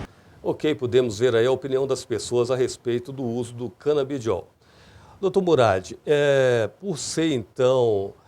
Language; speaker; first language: Portuguese; native; Portuguese